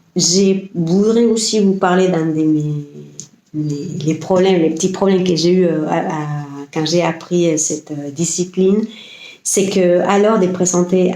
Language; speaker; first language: French; non-native, fluent; Spanish